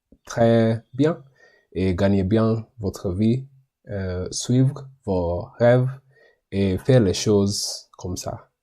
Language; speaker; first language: French; non-native, learner; English